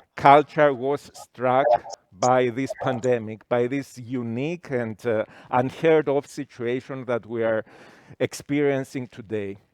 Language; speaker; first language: English; non-native, fluent; Greek